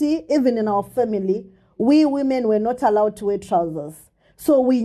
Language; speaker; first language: English; non-native, local second language; Shona